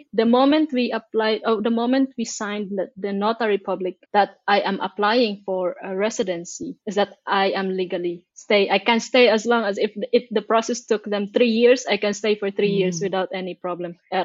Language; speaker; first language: English; non-native, local second language; Filipino